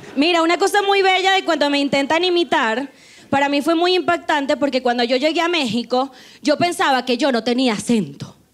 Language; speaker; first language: Spanish; native; Spanish